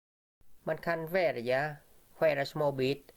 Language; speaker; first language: Swedish; non-native, learner; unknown